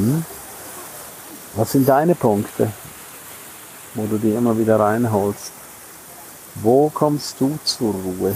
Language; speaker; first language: German; native; German